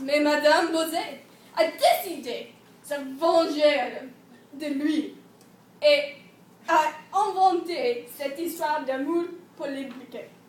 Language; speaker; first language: French; non-native, learner; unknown